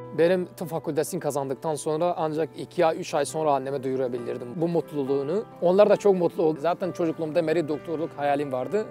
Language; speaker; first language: Turkish; non-native, fluent; Persian